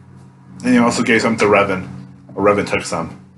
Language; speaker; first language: English; native; English